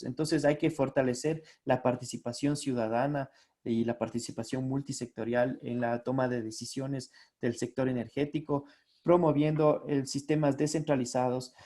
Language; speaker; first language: Spanish; native; Spanish